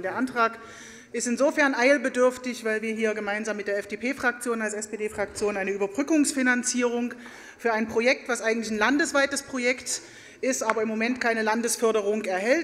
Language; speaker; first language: German; native; German